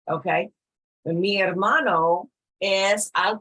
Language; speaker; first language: Spanish; non-native, fluent; English